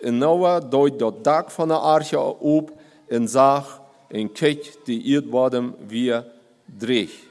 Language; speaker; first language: German; non-native, learner; Plautdietsch